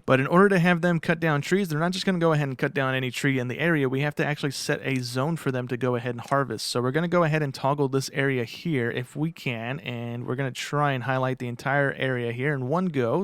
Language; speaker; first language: English; native; English